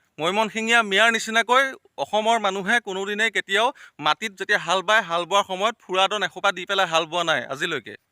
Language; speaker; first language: Assamese; native; Assamese